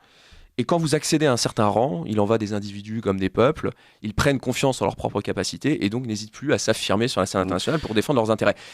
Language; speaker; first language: French; native; French